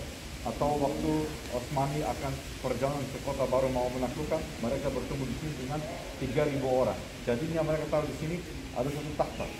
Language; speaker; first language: Indonesian; non-native, fluent; Turkish